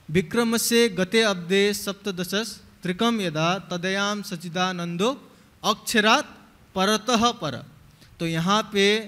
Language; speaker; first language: Hindi; native; Hindi